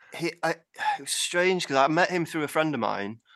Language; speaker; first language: English; native; English